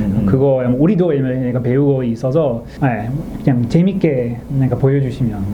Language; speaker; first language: Korean; non-native, learner; English